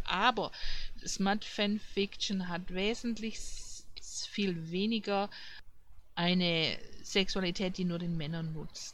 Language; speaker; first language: German; native; German